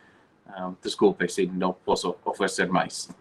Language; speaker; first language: Portuguese; non-native, fluent; English